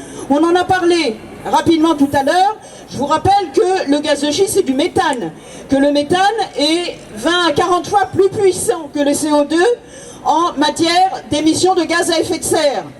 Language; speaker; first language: French; native; French